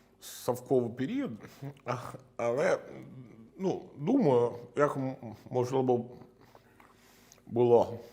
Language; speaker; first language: Ukrainian; non-native, learner; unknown